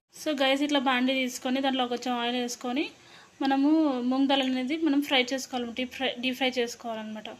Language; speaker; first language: Telugu; non-native, local second language; Lambadi